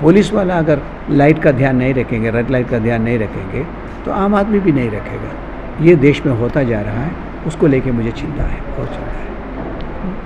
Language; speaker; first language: Hindi; native; Hindi